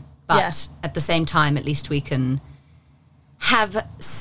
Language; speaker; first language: English; native; English